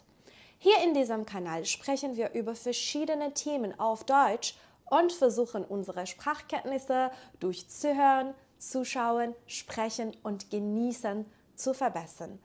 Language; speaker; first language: German; native; German